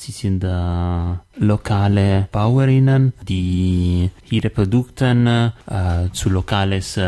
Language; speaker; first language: German; non-native, learner; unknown